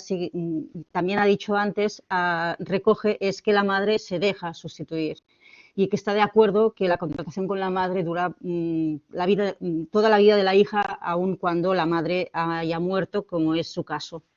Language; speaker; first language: Spanish; native; Spanish